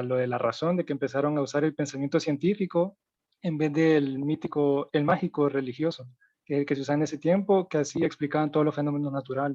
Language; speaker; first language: Spanish; native; Spanish